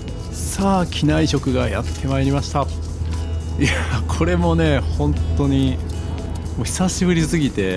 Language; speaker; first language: Japanese; native; Japanese